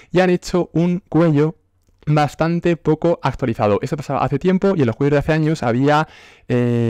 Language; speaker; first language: Spanish; native; Spanish